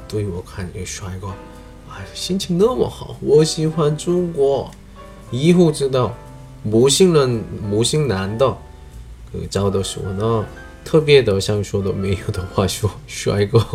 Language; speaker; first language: Chinese; non-native, learner; Korean